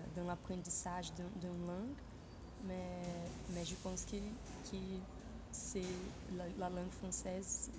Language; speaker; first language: French; non-native, fluent; Portuguese